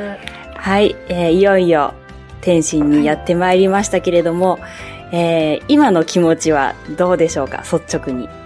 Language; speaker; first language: Japanese; native; Japanese